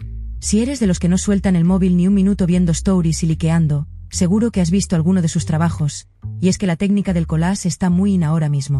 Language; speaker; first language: Spanish; native; Spanish